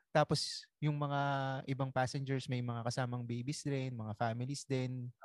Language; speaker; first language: Filipino; native; Filipino